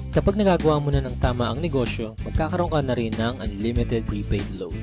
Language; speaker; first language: Filipino; native; Filipino